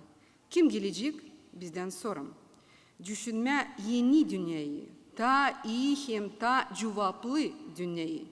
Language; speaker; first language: Turkish; non-native, learner; Gagauz